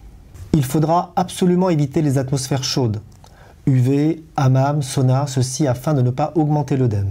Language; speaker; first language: French; native; French